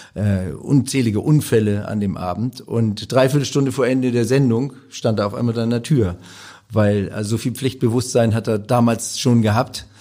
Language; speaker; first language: German; native; German